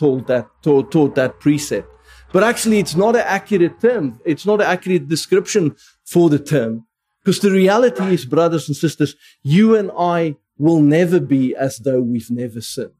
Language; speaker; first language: English; non-native, local second language; Afrikaans